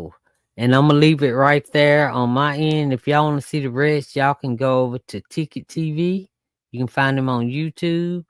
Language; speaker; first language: English; native; English